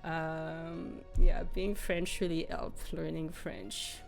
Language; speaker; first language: English; non-native, fluent; French